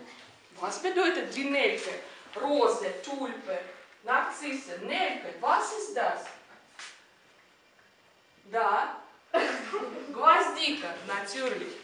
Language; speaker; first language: German; non-native, fluent; Russian